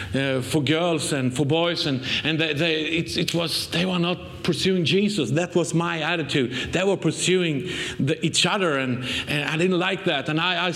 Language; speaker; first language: English; non-native, fluent; Swedish